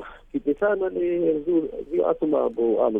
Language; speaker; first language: Greek; non-native, learner; Arabic